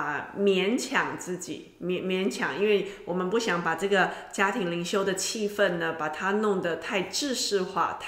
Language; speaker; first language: Chinese; native; Chinese